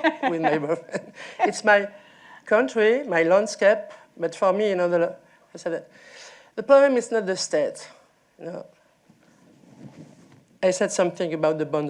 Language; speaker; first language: English; non-native, learner; French